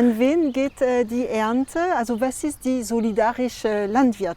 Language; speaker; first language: German; non-native, fluent; French